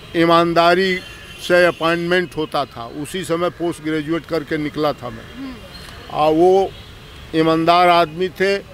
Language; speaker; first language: Hindi; native; Hindi